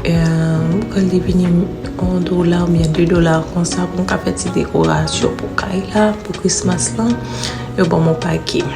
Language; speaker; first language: French; non-native, learner; Haitian Creole